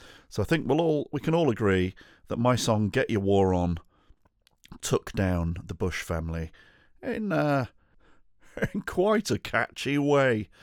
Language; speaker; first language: English; native; English